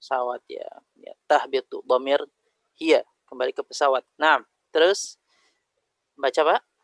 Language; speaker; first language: Indonesian; native; Indonesian